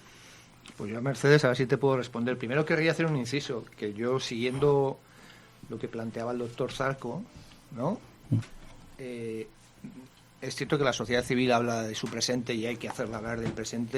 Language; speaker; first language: Spanish; native; Spanish